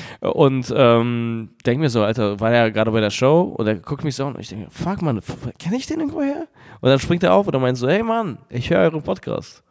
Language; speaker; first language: German; early bilingual, other home language; Russian